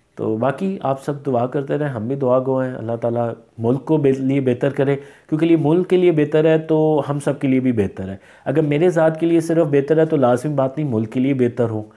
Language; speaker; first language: Urdu; native; Urdu